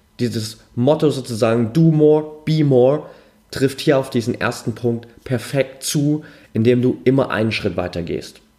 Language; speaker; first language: German; native; German